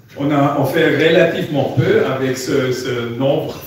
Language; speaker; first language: French; non-native, fluent; German